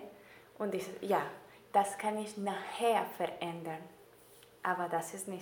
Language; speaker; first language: German; non-native, learner; Spanish